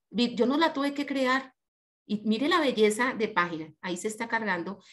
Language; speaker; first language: Spanish; native; Spanish